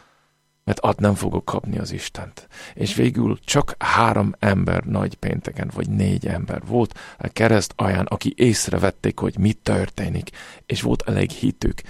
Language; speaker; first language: Hungarian; non-native, fluent; English